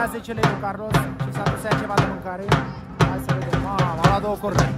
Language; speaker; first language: Romanian; native; Romanian